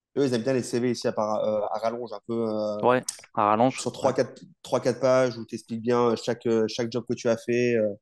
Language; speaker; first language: French; native; French